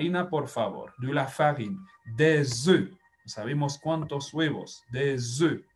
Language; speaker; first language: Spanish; non-native, fluent; French